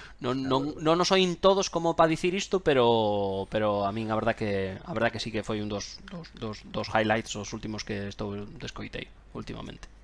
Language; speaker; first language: Galician; non-native, local second language; Spanish